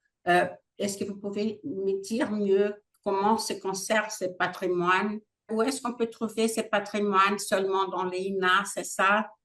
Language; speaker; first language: French; non-native, fluent; Portuguese